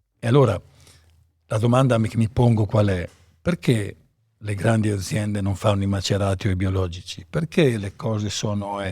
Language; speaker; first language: Italian; native; Italian